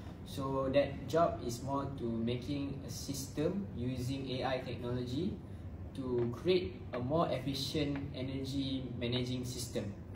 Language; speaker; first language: English; non-native, local second language; Malay